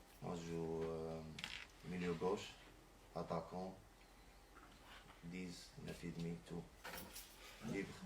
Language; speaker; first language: French; non-native, local second language; Arabic